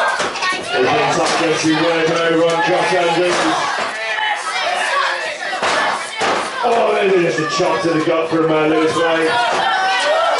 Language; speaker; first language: English; native; English